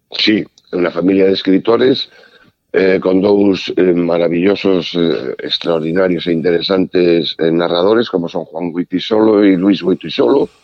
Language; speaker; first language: Galician; native; Galician